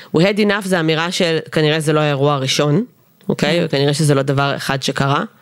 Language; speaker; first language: Hebrew; early bilingual, other home language; Russian